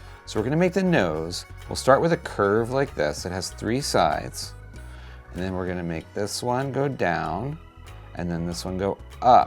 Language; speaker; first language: English; native; English